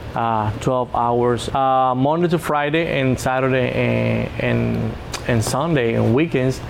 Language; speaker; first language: English; non-native, learner; Spanish